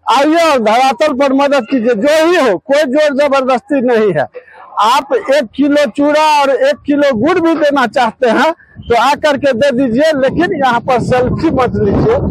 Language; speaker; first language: Hindi; native; Hindi